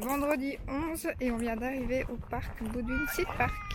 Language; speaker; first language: French; native; French